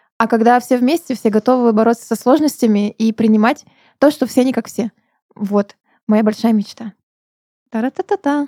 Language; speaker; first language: Russian; native; Russian